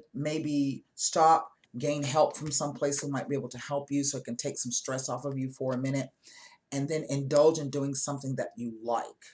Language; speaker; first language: English; native; English